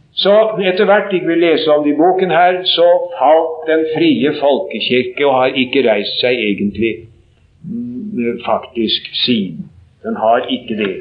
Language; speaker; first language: Norwegian; native; Norwegian